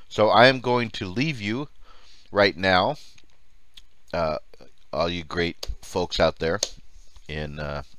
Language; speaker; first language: English; early bilingual, other home language; Finnish